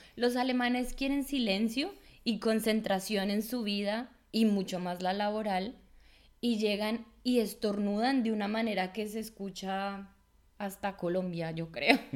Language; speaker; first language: Spanish; native; Spanish